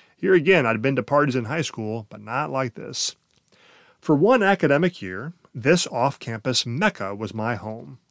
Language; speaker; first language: English; native; English